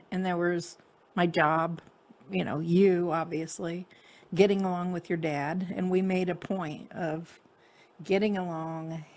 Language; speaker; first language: English; native; English